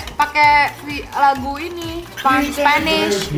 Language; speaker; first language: Indonesian; native; Indonesian